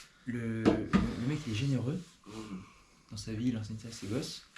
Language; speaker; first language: French; native; French